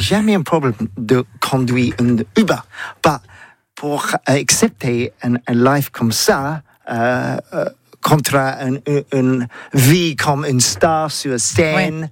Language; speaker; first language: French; non-native, learner; English